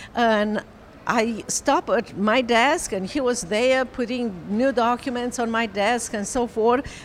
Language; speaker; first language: English; non-native, fluent; Romanian